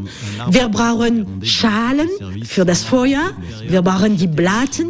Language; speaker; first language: German; non-native, learner; French